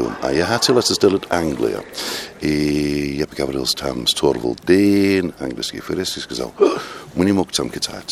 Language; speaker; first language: Russian; non-native, learner; English